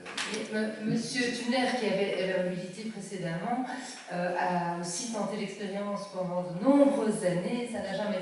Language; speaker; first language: French; native; French